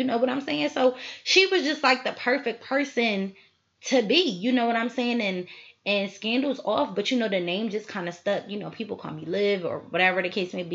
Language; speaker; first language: English; native; English